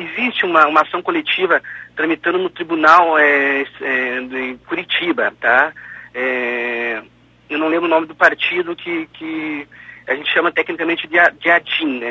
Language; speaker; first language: Portuguese; native; Portuguese